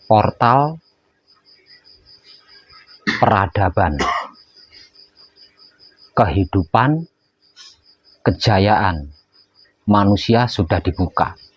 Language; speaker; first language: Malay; non-native, local second language; Javanese